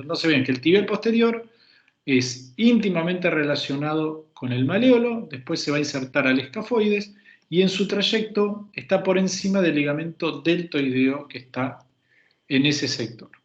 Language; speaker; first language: Spanish; native; Spanish